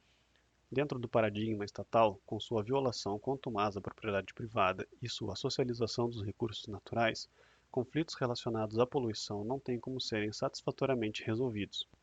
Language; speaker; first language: Portuguese; native; Portuguese